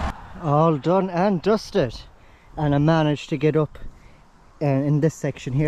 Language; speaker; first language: English; native; English